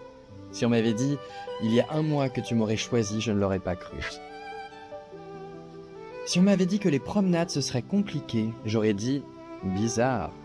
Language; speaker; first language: French; native; French